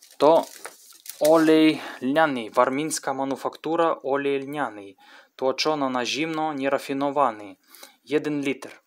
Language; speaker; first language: Polish; non-native, learner; Russian